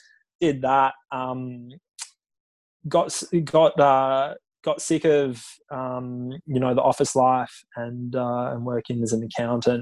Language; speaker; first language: English; native; English